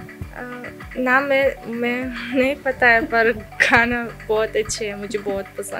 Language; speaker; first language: Hindi; non-native, learner; Russian